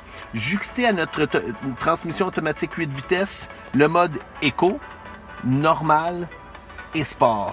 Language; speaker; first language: French; native; French